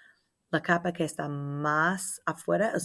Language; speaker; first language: Spanish; non-native, learner; English